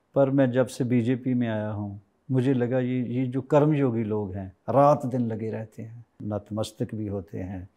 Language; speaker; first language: Hindi; native; Hindi